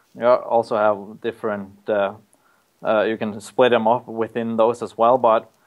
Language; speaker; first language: English; non-native, fluent; Norwegian